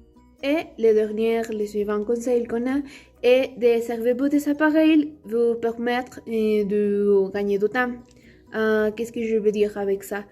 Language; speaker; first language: French; non-native, learner; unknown